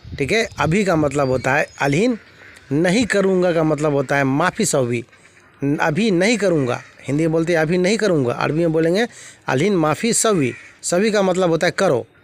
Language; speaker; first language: Hindi; native; Hindi